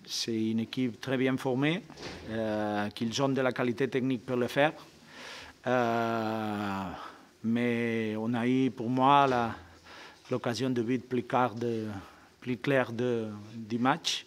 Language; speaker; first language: French; non-native, fluent; Spanish